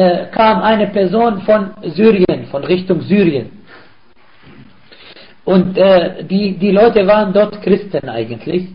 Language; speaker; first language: German; non-native, fluent; Arabic